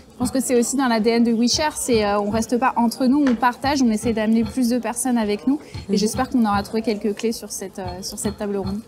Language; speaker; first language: French; native; French